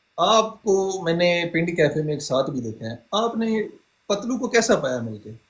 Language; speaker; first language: Urdu; non-native, local second language; Punjabi